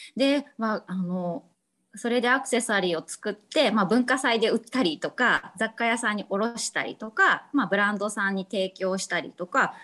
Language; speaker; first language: Japanese; native; Japanese